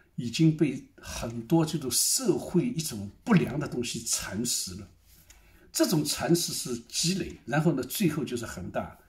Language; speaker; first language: Chinese; native; Chinese